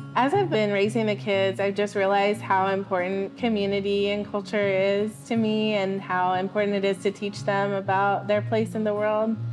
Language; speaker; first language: English; native; English